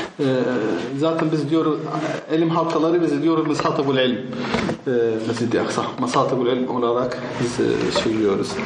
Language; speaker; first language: Turkish; non-native, fluent; Arabic